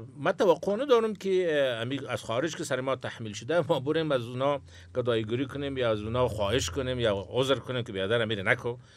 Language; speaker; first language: Persian; native; Persian